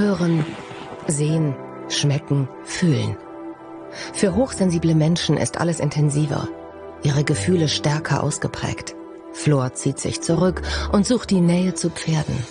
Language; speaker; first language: German; native; German